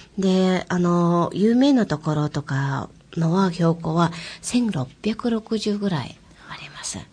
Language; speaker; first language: Japanese; non-native, fluent; Mongolian